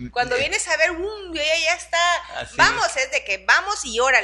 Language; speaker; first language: Spanish; native; Spanish